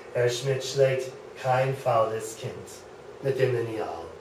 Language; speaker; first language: German; non-native, fluent; English